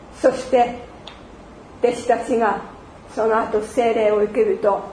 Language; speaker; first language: Japanese; non-native, fluent; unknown